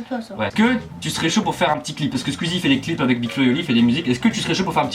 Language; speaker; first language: French; native; French